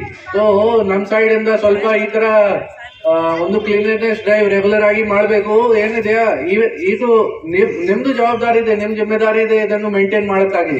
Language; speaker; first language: Kannada; non-native, fluent; Hindi